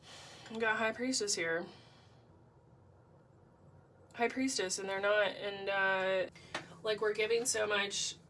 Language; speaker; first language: English; native; English